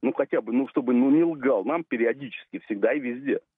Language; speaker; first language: Russian; native; Russian